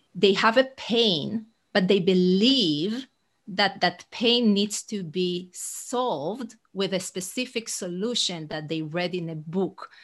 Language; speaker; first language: English; non-native, fluent; Hebrew